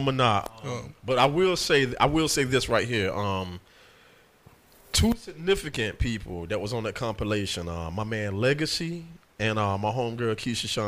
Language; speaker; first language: English; native; English